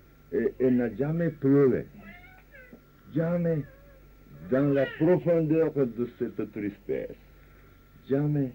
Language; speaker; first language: French; non-native, fluent; Japanese